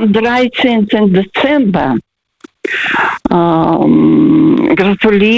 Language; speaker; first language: German; early bilingual, heritage; Russian